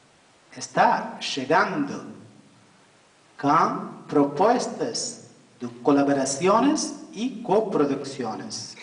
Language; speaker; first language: Spanish; non-native, fluent; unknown